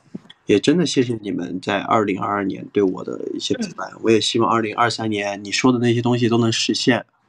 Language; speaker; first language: Chinese; native; Chinese